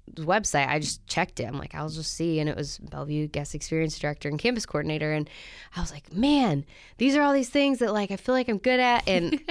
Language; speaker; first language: English; native; English